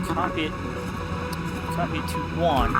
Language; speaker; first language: English; native; English